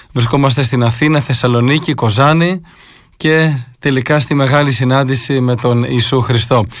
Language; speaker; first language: Greek; native; Greek